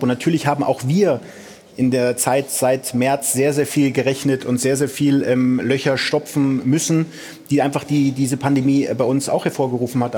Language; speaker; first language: German; native; German